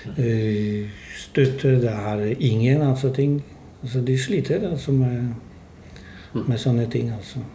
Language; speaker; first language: Norwegian; non-native, fluent; Polish